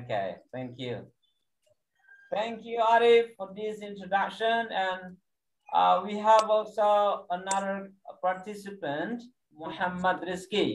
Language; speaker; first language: English; non-native, fluent; Indonesian